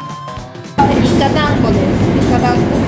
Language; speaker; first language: Japanese; native; Japanese